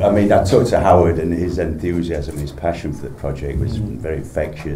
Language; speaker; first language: English; native; English